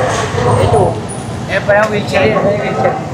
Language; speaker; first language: Filipino; native; Filipino